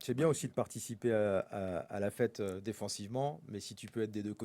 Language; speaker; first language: French; native; French